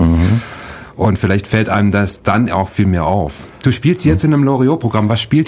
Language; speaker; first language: German; native; German